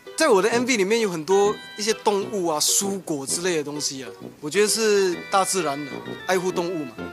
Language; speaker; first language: Chinese; native; Chinese